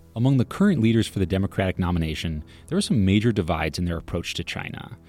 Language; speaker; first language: English; non-native, fluent; Chinese